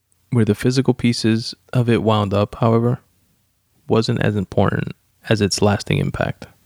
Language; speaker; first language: English; early bilingual, other home language; Spanish